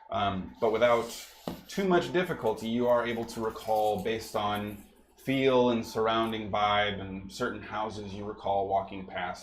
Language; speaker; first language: English; native; English